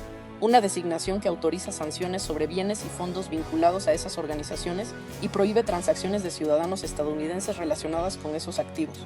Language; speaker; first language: Spanish; native; Spanish